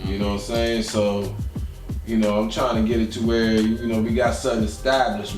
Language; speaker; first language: English; native; English